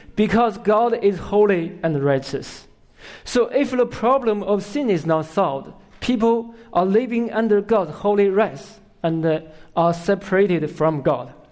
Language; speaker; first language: English; non-native, fluent; Chinese